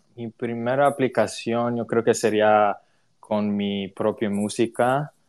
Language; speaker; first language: Spanish; early bilingual, other home language; English